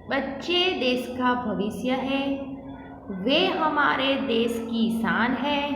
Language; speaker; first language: Hindi; non-native, local second language; Gujarati